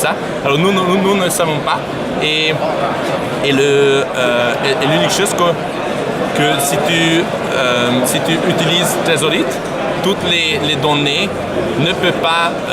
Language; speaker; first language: French; non-native, learner; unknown